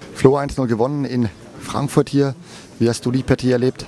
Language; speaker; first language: German; native; German